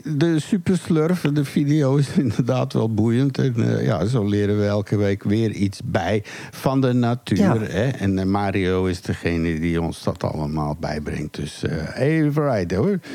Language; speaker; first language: Dutch; early bilingual, other home language; Hungarian